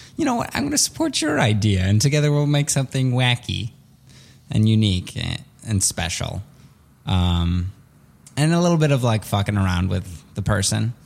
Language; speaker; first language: English; early bilingual, other home language; Russian